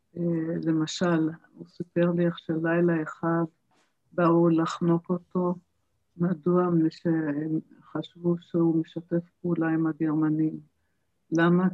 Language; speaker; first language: Hebrew; early bilingual, other home language; German